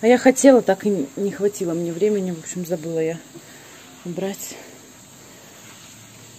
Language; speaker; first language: Russian; native; Russian